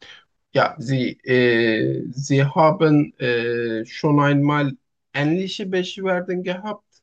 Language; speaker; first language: German; non-native, learner; Turkish